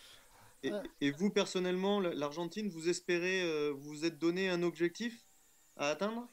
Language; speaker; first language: French; native; French